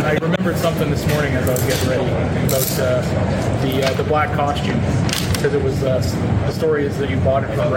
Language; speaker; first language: English; native; English